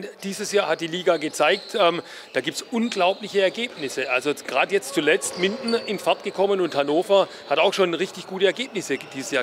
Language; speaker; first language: German; native; German